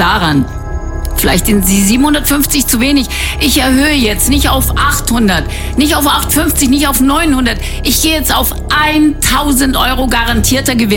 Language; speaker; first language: German; native; German